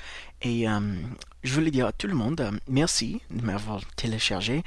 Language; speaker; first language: French; non-native, fluent; English